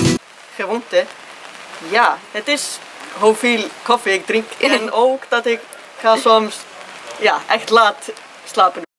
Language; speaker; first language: Dutch; non-native, learner; Icelandic